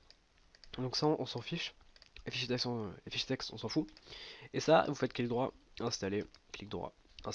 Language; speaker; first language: French; native; French